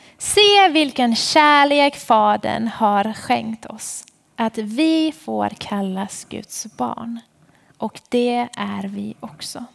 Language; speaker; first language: Swedish; non-native, fluent; Persian